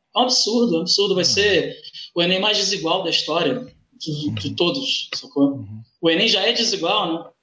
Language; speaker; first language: Portuguese; native; Portuguese